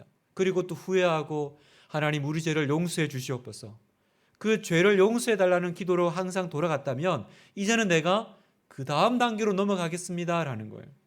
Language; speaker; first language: Korean; native; Korean